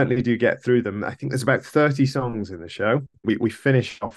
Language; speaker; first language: English; native; English